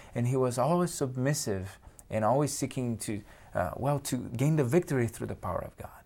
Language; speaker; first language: English; non-native, fluent; Portuguese